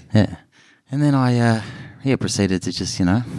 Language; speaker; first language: English; native; English